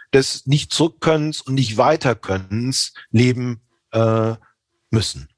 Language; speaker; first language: German; native; German